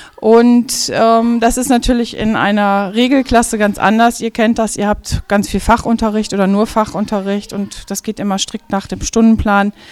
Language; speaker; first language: German; native; German